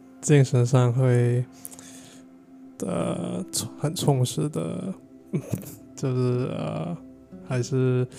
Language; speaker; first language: Chinese; non-native, learner; English